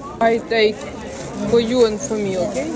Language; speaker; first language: English; non-native, learner; Ukrainian